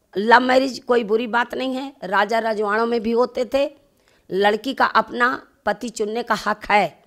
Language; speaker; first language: Hindi; native; Hindi